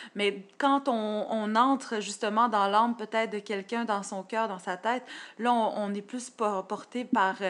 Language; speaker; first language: French; native; French